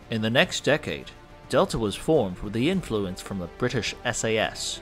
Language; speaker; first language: English; non-native, local second language; Cantonese